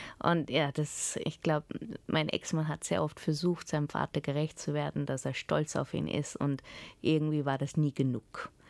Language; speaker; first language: German; early bilingual, heritage; German